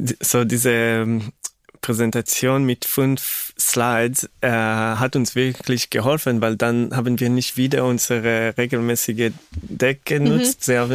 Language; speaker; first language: German; non-native, fluent; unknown